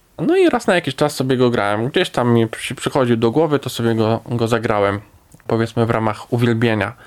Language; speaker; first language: Polish; native; Polish